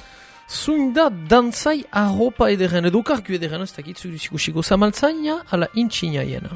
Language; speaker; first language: Basque; native; Basque